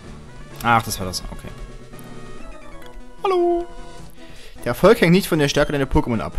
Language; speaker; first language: German; native; German